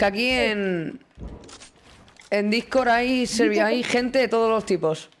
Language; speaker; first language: Spanish; native; Spanish